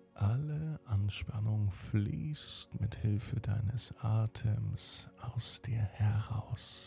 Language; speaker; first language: German; native; German